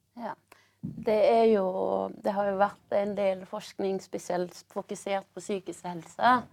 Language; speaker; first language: Norwegian; early bilingual, other home language; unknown